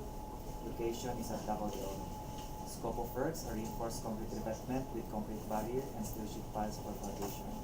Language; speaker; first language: English; non-native, local second language; Cebuano